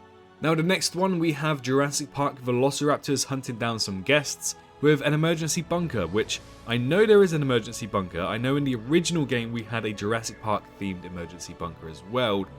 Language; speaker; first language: English; native; English